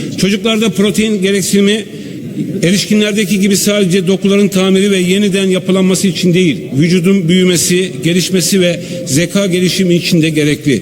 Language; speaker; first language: Turkish; native; Turkish